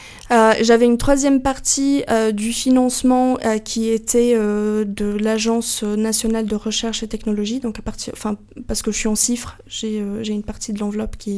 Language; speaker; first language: French; non-native, fluent; Portuguese